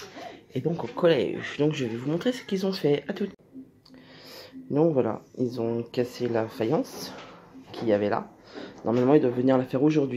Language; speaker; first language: French; native; French